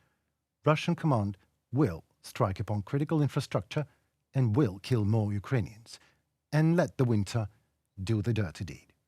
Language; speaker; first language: English; non-native, fluent; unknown